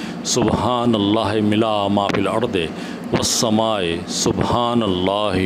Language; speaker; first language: Urdu; native; Urdu